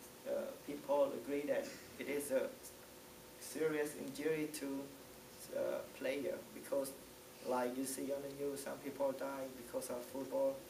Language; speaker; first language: English; non-native, learner; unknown